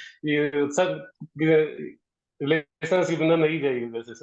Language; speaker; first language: Hindi; non-native, learner; Persian